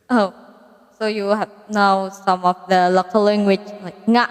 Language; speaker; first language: English; non-native, learner; Indonesian